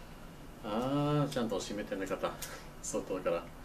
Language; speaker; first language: Japanese; non-native, learner; English